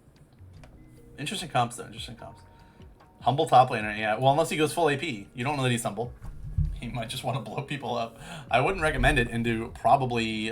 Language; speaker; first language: English; native; English